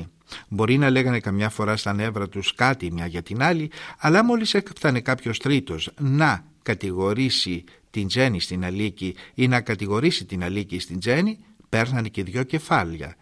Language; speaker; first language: Greek; native; Greek